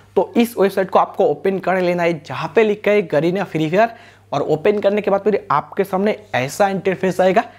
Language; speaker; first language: Hindi; non-native, local second language; Bangla